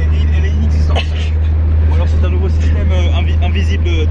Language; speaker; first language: French; native; French